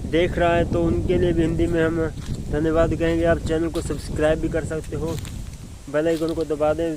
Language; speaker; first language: Hindi; non-native, local second language; Punjabi